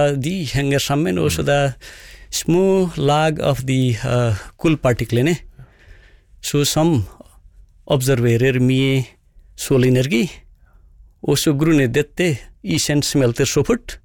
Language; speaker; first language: Norwegian; non-native, fluent; Nepali